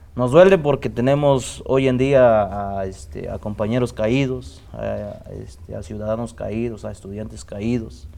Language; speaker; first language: Spanish; non-native, local second language; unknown